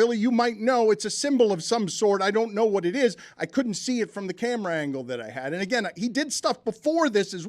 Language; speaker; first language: English; native; English